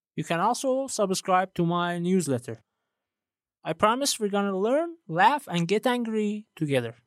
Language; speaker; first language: English; non-native, fluent; Persian